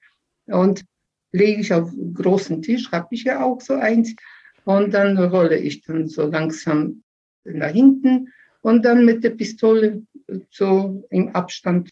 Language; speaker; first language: German; non-native, fluent; Polish